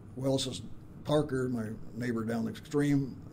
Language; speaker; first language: English; native; English